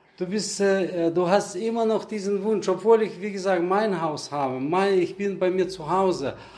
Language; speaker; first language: German; early bilingual, heritage; German